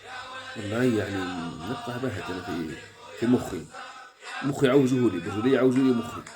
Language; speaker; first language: Arabic; native; Arabic